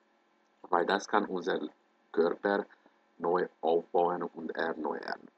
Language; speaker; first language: German; non-native, fluent; Hungarian